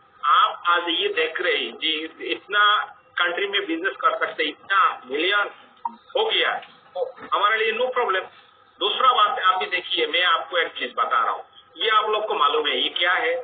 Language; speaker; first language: Hindi; non-native, fluent; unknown